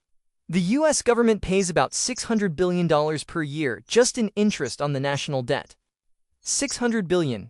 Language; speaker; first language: English; native; English